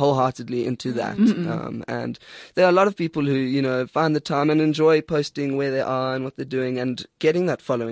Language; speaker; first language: English; native; English